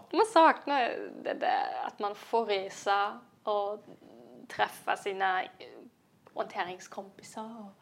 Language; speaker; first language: Swedish; non-native, fluent; German